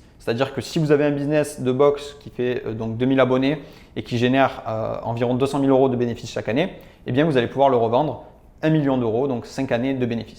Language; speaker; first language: French; native; French